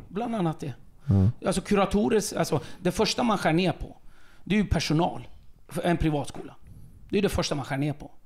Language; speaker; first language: Swedish; early bilingual, other home language; Kurdish